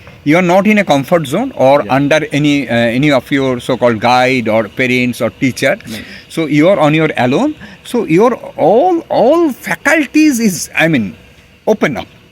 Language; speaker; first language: English; non-native, local second language; Bangla